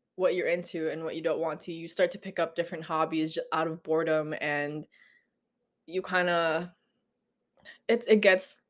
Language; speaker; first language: English; non-native, local second language; Filipino